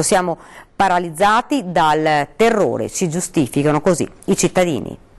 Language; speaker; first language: Italian; native; Italian